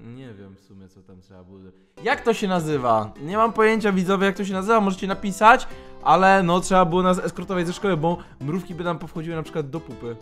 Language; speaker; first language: Polish; native; Polish